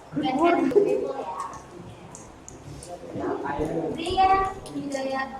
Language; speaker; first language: English; non-native, learner; Indonesian